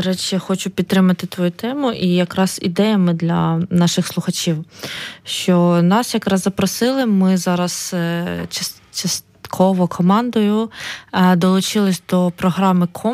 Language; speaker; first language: Ukrainian; native; Ukrainian